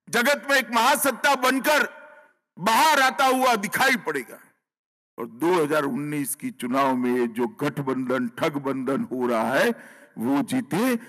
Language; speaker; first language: Hindi; non-native, local second language; Gujarati